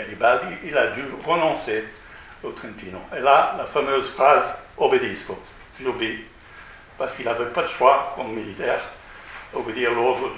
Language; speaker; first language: French; non-native, fluent; Italian